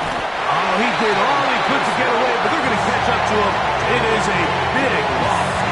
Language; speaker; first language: English; native; English